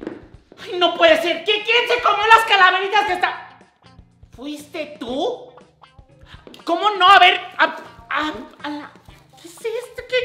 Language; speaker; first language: Spanish; native; Spanish